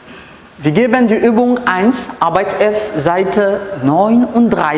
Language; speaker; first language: German; non-native, fluent; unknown